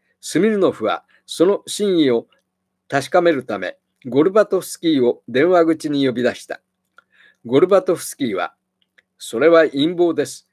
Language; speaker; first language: Japanese; native; Japanese